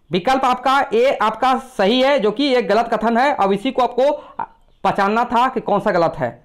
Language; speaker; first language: Hindi; native; Hindi